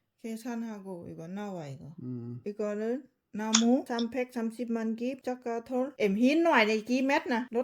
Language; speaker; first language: Korean; non-native, learner; Lao